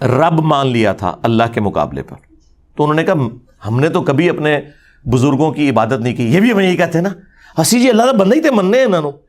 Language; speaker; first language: Urdu; non-native, local second language; Punjabi